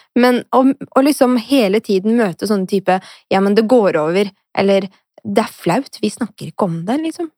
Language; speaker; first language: Norwegian; early bilingual, other home language; Arabic